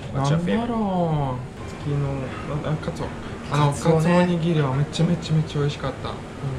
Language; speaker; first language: Japanese; non-native, fluent; Latvian